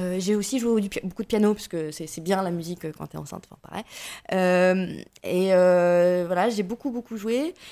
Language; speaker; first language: French; early bilingual, other home language; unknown